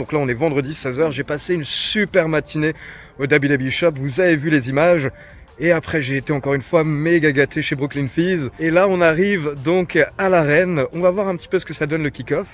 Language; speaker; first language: French; native; French